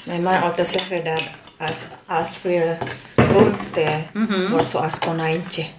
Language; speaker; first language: Dutch; non-native, learner; Indonesian